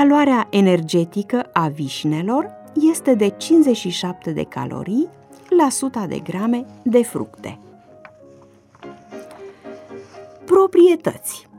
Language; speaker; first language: Romanian; native; Romanian